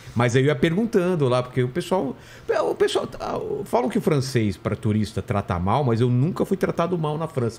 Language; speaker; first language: Portuguese; native; Portuguese